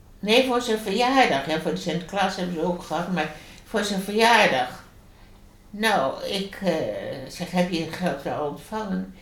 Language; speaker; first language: Dutch; native; Dutch